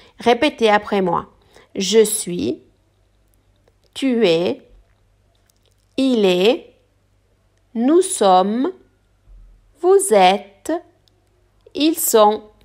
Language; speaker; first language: French; non-native, fluent; Italian